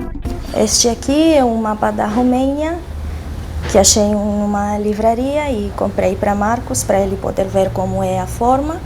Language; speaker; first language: Portuguese; non-native, fluent; Romanian